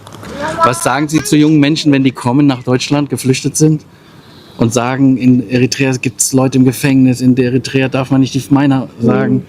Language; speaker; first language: German; native; German